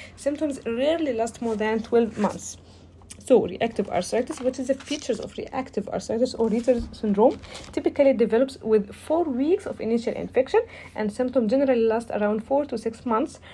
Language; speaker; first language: English; non-native, fluent; Arabic